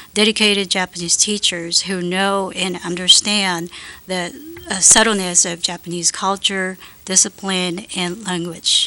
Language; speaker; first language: English; non-native, fluent; Japanese